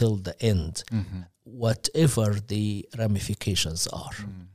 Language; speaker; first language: English; non-native, fluent; Arabic